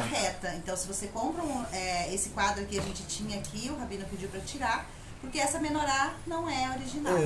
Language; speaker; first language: Portuguese; native; Portuguese